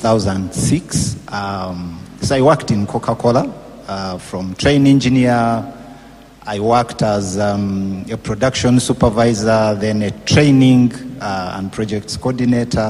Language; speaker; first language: English; non-native, local second language; Nyankole